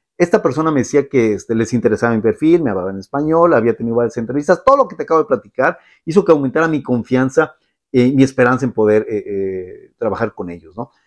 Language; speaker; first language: Spanish; native; Spanish